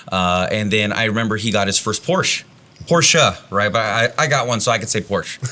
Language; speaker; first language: English; native; English